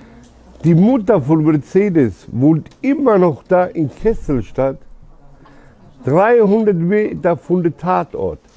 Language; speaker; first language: German; early bilingual, other home language; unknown